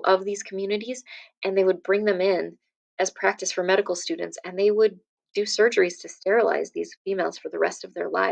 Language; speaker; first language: English; native; English